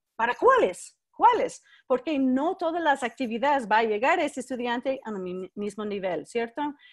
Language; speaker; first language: Spanish; non-native, fluent; English